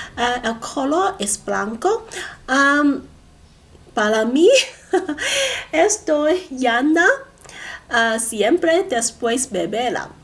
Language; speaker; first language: Spanish; non-native, learner; Cantonese